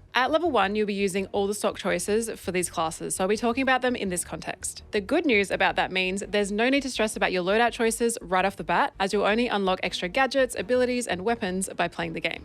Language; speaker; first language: English; native; English